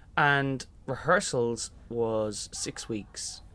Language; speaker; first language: English; native; English